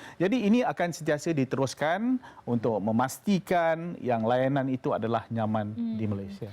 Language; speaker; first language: Malay; native; Malay